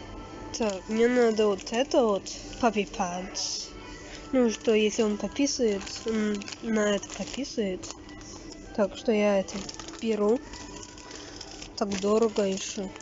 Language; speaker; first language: Russian; early bilingual, heritage; Russian